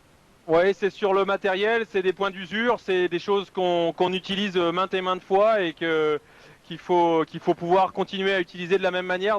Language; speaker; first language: French; native; French